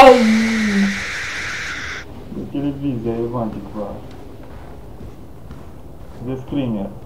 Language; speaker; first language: Hebrew; non-native, fluent; Russian